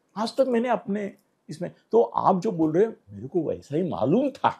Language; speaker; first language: Hindi; non-native, local second language; Marathi